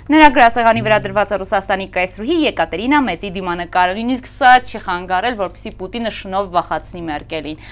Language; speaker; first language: Armenian; native; Armenian